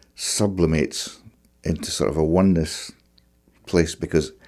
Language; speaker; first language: English; native; English